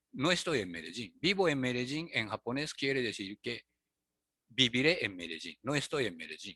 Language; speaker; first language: Spanish; non-native, fluent; Japanese